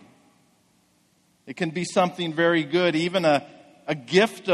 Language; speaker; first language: English; native; English